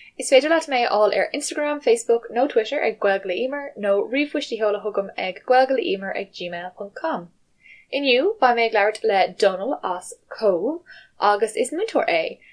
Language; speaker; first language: Irish; non-native, local second language; English